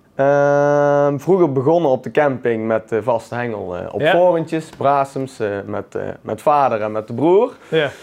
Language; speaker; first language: Dutch; native; Dutch